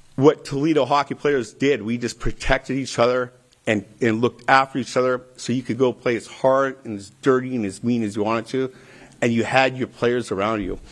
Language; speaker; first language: English; native; English